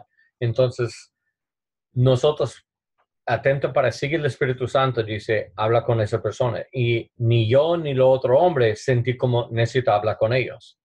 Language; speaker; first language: Spanish; non-native, learner; English